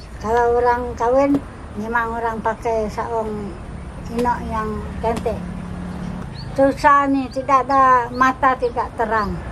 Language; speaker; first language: Malay; non-native, local second language; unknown